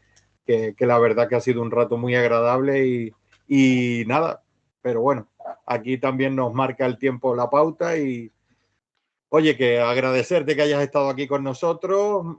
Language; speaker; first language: Spanish; native; Spanish